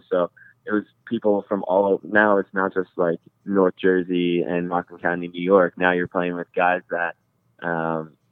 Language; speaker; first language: English; native; English